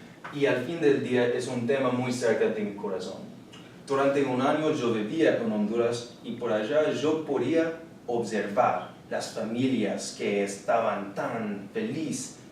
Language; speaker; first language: Spanish; non-native, learner; English